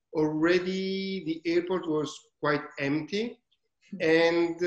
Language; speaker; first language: English; non-native, learner; Italian